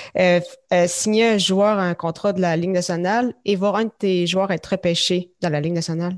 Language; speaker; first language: French; native; French